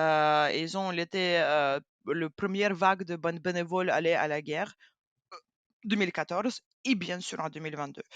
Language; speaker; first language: French; non-native, fluent; Ukrainian